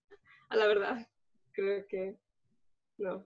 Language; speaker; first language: Spanish; early bilingual, other home language; Portuguese